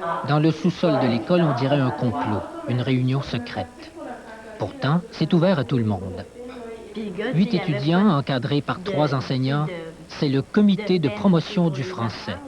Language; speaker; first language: French; native; French